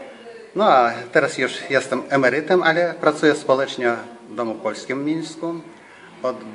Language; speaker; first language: Polish; non-native, fluent; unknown